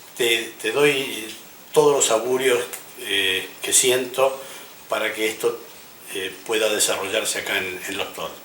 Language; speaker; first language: Spanish; early bilingual, other home language; English